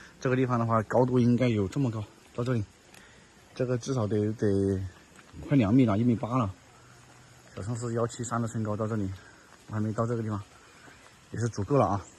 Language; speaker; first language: Chinese; native; Chinese